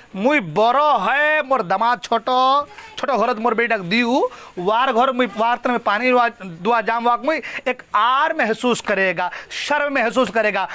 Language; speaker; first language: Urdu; non-native, local second language; Assamese